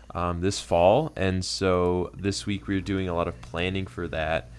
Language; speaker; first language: English; native; English